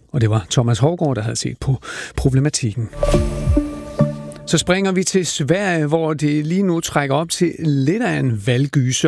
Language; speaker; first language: Danish; native; Danish